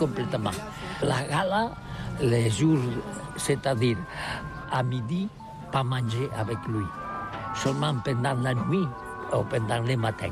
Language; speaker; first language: French; non-native, learner; Catalan